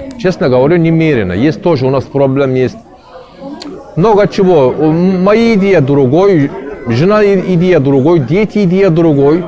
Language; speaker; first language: Russian; non-native, learner; Turkish